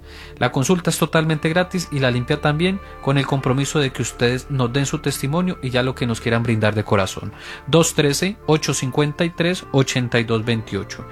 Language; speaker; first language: Spanish; native; Spanish